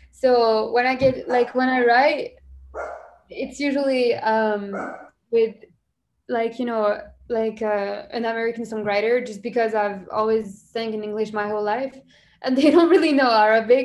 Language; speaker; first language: English; non-native, fluent; French